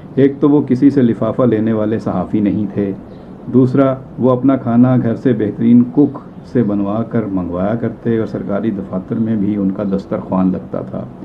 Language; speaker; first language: Urdu; native; Urdu